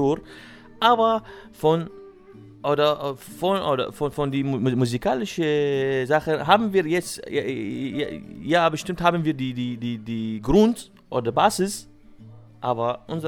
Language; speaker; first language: German; non-native, learner; Arabic